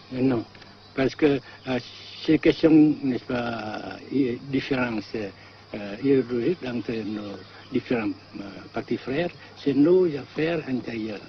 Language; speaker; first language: French; non-native, local second language; Vietnamese